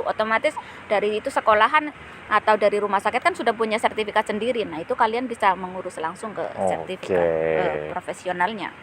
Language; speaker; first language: Indonesian; native; Indonesian